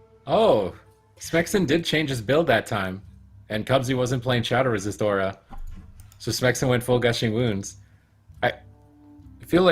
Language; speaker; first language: English; native; English